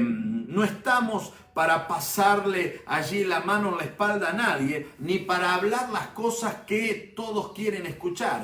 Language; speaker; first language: Spanish; native; Spanish